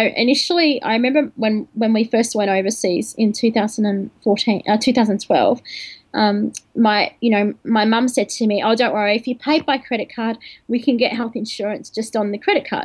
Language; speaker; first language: English; native; English